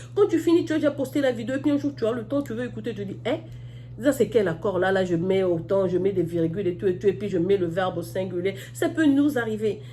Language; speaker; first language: French; non-native, local second language; Lingala